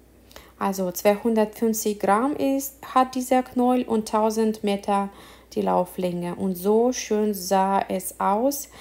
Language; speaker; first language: German; non-native, fluent; Russian